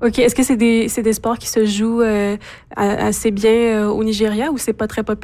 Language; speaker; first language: French; native; French